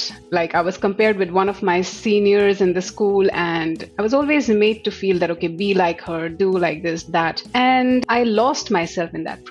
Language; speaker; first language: English; non-native, local second language; Assamese